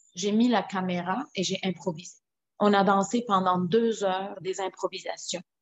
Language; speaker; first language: French; non-native, local second language; Arabic